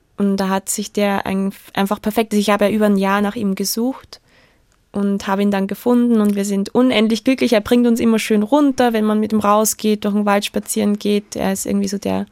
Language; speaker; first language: German; native; German